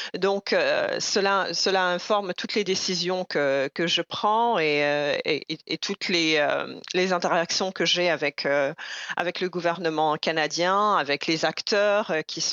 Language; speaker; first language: French; non-native, local second language; Rundi